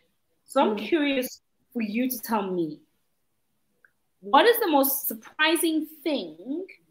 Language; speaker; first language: English; non-native, local second language; Zulu